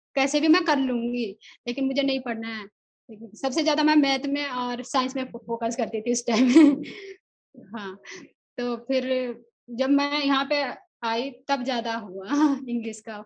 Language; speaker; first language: Hindi; non-native, local second language; Odia